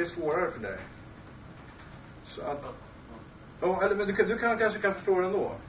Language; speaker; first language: Swedish; native; Swedish